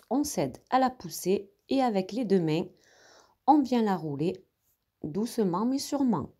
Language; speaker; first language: French; native; French